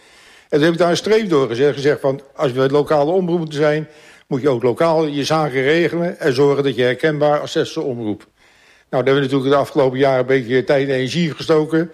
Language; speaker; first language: Dutch; native; Dutch